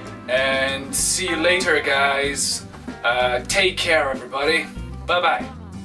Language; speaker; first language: English; non-native, fluent; French